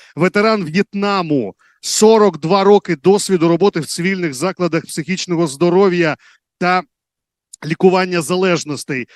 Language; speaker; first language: Ukrainian; native; Ukrainian